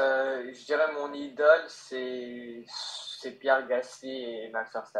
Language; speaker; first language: French; early bilingual, heritage; French